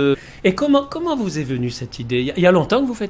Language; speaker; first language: French; native; French